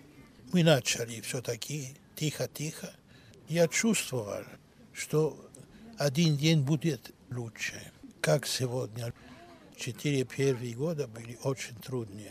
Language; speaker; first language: Russian; non-native, learner; Greek